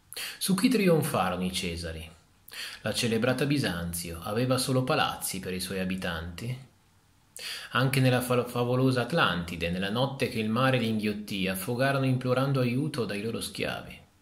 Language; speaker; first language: Italian; native; Italian